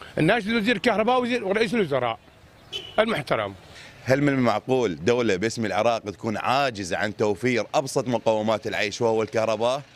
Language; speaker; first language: Arabic; native; Arabic